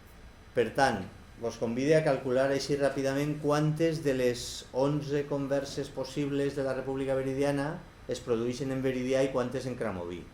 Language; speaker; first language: Catalan; native; Catalan